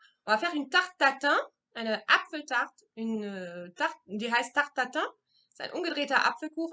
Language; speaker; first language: German; non-native, fluent; French